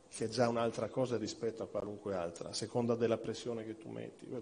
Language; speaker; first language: Italian; native; Italian